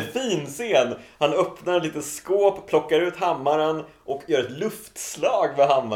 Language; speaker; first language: Swedish; native; Swedish